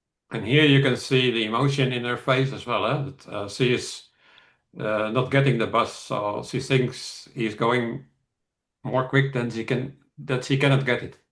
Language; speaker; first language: English; non-native, fluent; Dutch